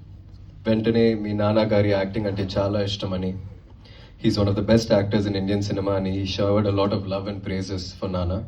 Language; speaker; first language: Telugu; non-native, learner; Tamil